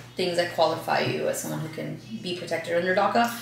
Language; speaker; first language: English; early bilingual, other home language; Spanish